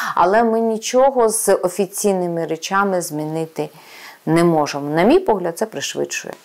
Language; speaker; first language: Ukrainian; non-native, local second language; Russian